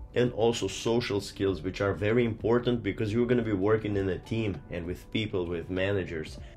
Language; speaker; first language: English; non-native, fluent; Portuguese